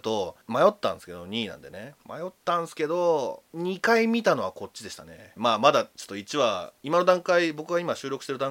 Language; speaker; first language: Japanese; native; Japanese